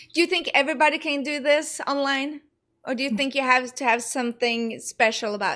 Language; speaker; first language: English; non-native, fluent; Norwegian